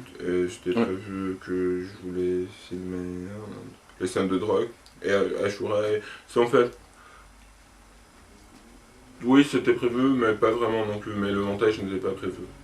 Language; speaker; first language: French; non-native, local second language; Arabic